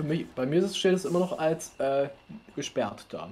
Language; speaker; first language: German; native; German